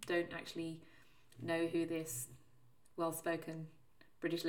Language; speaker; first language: English; native; English